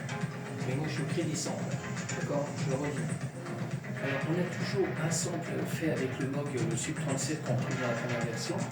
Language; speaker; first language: French; native; French